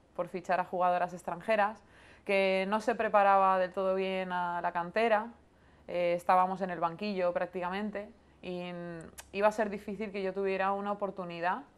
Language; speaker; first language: Spanish; native; Spanish